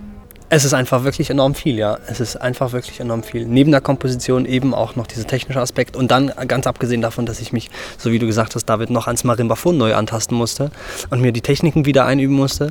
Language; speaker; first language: German; native; German